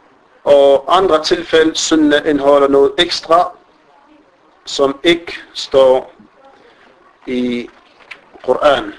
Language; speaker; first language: Danish; non-native, fluent; Arabic